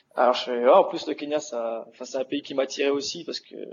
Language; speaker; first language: French; native; French